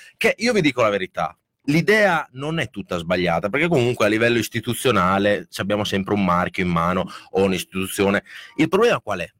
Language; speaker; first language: Italian; native; Italian